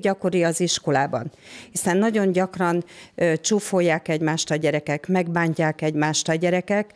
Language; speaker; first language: Hungarian; native; Hungarian